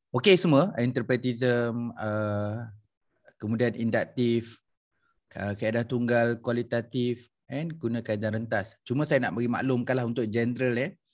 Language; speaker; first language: Malay; native; Malay